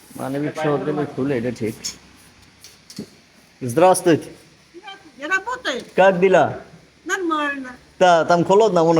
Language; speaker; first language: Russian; non-native, learner; Bangla